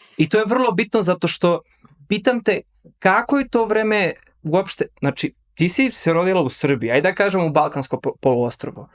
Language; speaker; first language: Serbian; early bilingual, heritage; Serbian